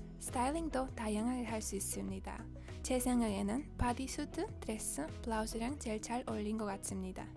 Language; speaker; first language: Korean; non-native, fluent; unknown